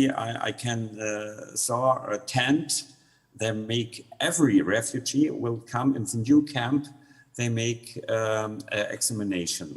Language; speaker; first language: English; non-native, learner; German